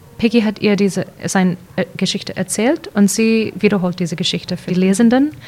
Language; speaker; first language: German; early bilingual, heritage; English